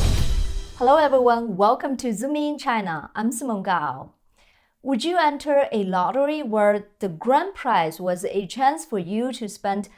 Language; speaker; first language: English; non-native, fluent; Chinese